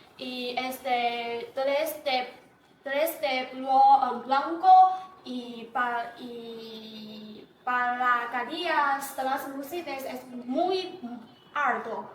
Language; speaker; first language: Spanish; non-native, learner; Chinese